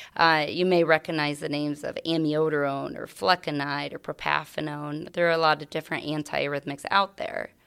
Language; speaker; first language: English; native; English